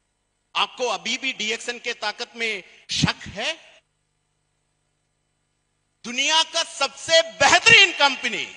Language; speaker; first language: Hindi; non-native, fluent; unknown